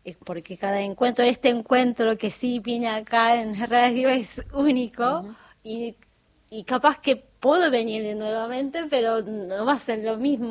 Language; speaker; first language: Spanish; non-native, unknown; Japanese